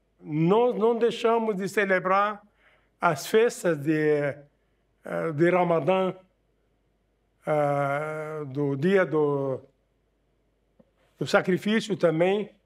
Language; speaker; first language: Portuguese; non-native, fluent; Arabic